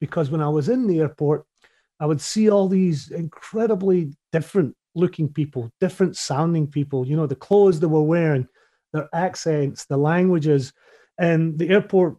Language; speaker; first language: English; native; English